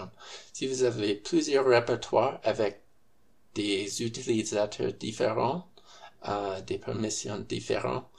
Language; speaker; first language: French; non-native, fluent; English